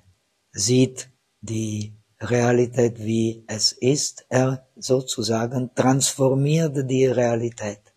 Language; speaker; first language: German; non-native, fluent; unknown